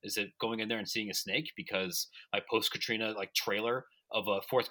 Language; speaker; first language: English; native; English